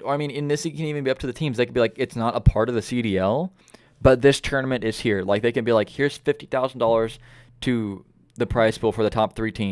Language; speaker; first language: English; native; English